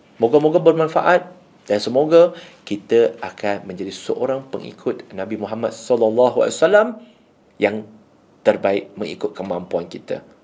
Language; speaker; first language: Malay; non-native, local second language; Chinese